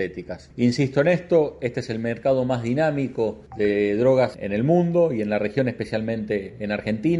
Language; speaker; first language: Spanish; native; Spanish